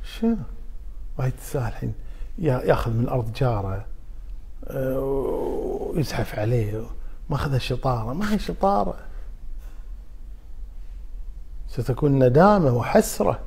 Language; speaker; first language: Arabic; native; Arabic